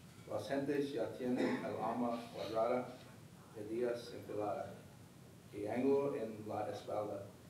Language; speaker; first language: Spanish; non-native, learner; English